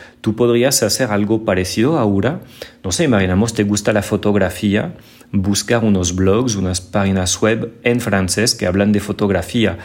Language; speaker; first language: Spanish; non-native, fluent; French